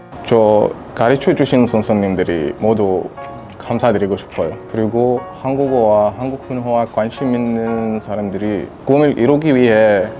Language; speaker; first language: Korean; non-native, fluent; Arabic